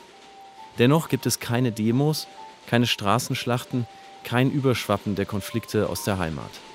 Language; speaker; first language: German; native; German